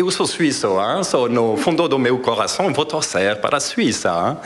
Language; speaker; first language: Portuguese; non-native, fluent; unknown